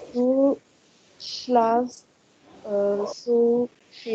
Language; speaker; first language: German; non-native, learner; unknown